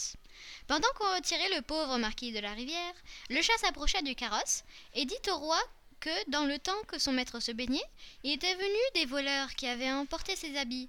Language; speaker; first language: French; native; French